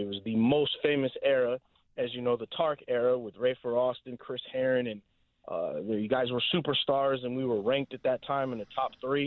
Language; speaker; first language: English; native; English